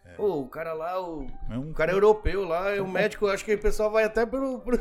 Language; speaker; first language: Portuguese; early bilingual, other home language; Spanish